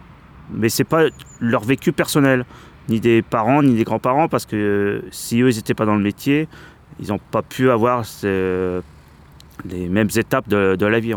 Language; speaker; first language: French; native; French